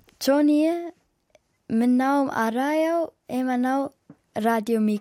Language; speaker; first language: German; early bilingual, other home language; Kurdish